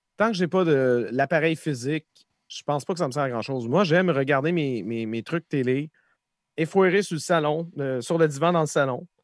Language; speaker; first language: French; native; French